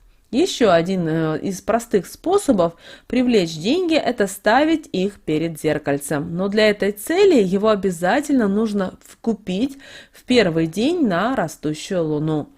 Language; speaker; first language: Russian; native; Russian